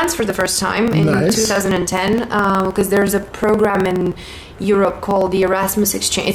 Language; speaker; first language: English; non-native, fluent; Romanian